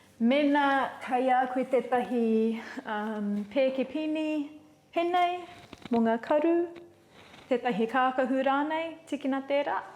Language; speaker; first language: Māori; non-native, local second language; English